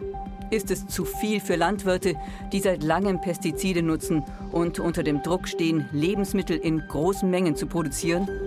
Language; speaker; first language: German; native; German